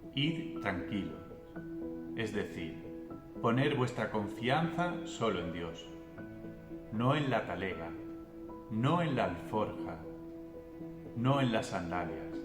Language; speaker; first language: Spanish; native; Spanish